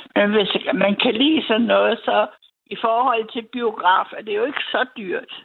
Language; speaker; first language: Danish; native; Danish